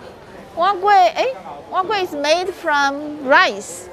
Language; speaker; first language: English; non-native, learner; Chinese